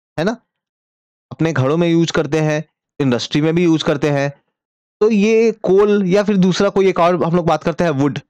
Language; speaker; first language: Hindi; native; Hindi